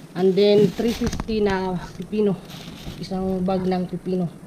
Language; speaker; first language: Filipino; non-native, local second language; Waray